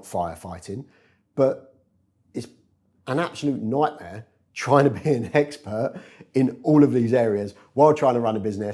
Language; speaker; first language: English; native; English